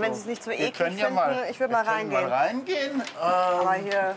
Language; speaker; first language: German; native; German